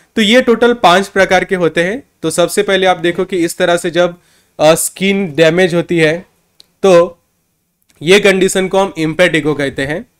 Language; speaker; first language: Hindi; non-native, local second language; Gujarati